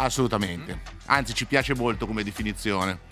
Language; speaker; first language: Italian; native; Italian